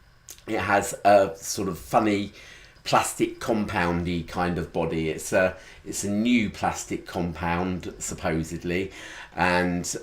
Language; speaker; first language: English; native; English